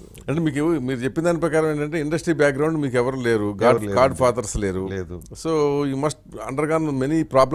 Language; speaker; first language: Telugu; native; Telugu